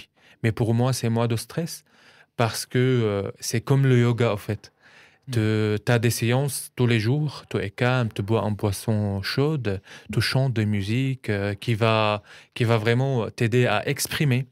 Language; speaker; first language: French; non-native, fluent; Arabic